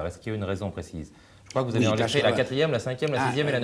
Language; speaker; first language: French; native; French